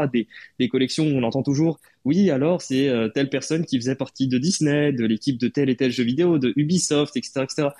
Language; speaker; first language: French; native; French